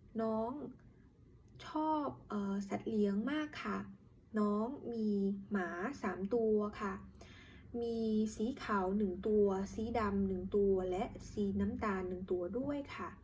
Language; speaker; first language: Thai; non-native, learner; Khmer